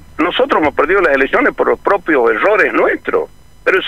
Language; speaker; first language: Spanish; native; Spanish